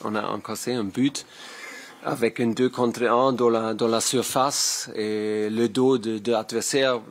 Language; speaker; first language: French; non-native, learner; German